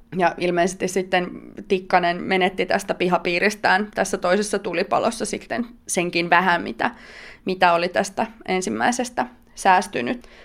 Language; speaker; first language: Finnish; native; Finnish